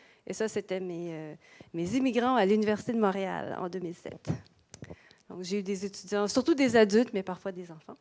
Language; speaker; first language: French; native; French